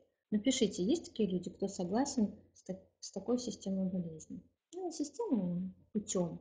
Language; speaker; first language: Russian; native; Russian